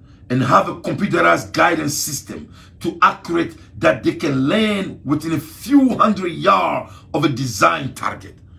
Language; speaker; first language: English; non-native, learner; Bambara